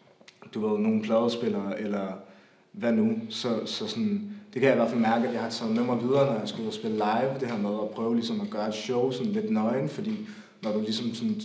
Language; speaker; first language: Danish; native; Danish